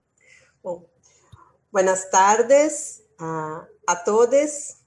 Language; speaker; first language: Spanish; non-native, learner; Portuguese